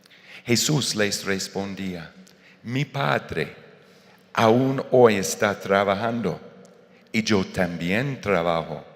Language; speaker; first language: Spanish; non-native, fluent; English